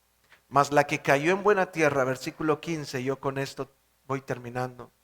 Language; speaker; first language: Spanish; native; Spanish